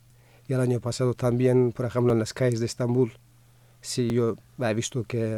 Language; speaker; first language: Spanish; non-native, fluent; Kurdish